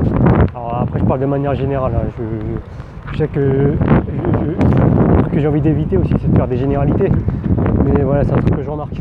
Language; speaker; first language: French; native; French